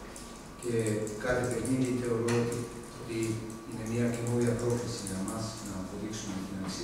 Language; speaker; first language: Greek; non-native, fluent; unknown